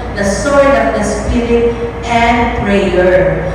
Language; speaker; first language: English; non-native, local second language; Filipino